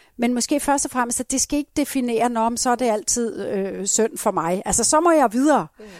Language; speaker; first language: Danish; native; Danish